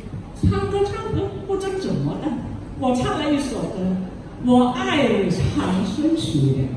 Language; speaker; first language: Chinese; early bilingual, heritage; Chinese